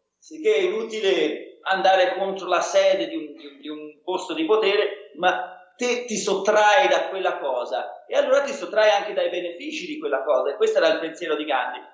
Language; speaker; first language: Italian; early bilingual, heritage; Italian